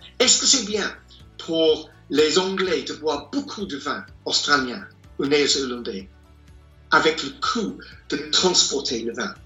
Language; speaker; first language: French; non-native, fluent; English